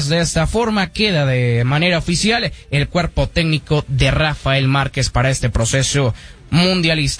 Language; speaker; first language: Spanish; native; Spanish